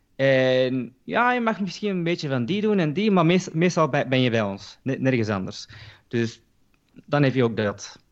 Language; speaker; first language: Dutch; early bilingual, other home language; Turkish